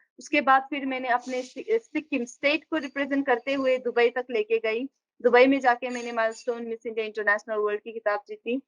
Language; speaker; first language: Hindi; non-native, local second language; Nepali